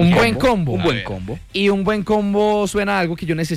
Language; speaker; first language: Spanish; native; Spanish